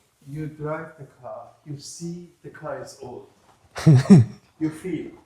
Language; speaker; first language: English; non-native, learner; German